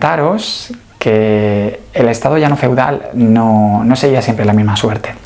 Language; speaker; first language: Spanish; native; Spanish